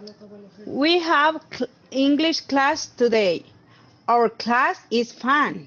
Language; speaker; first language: English; non-native, learner; Spanish